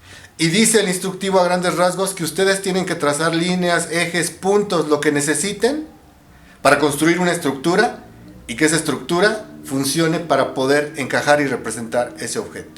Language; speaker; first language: Spanish; native; Spanish